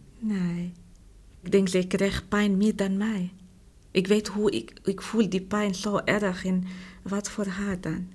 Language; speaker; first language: Dutch; non-native, learner; Arabic